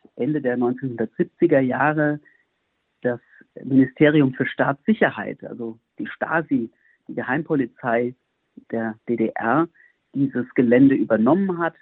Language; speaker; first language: German; native; German